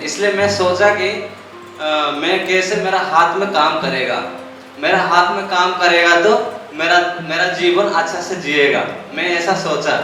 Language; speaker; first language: Hindi; non-native, local second language; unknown